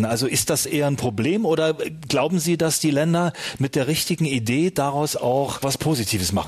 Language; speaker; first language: German; native; German